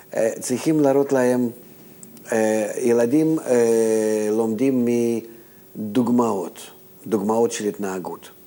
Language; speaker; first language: Hebrew; non-native, fluent; Russian